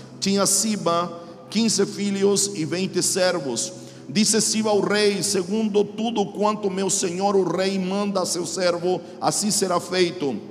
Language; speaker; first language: Portuguese; non-native, fluent; Spanish